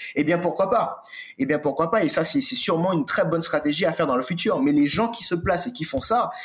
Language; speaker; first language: French; native; French